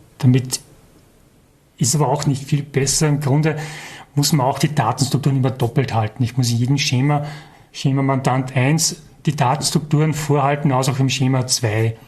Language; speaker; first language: German; native; German